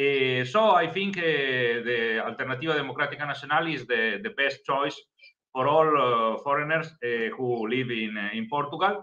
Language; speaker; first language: English; non-native, learner; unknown